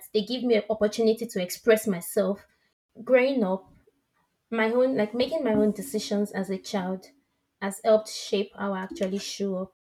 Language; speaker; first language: English; non-native, local second language; Yoruba